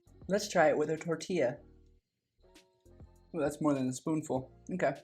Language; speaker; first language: English; native; English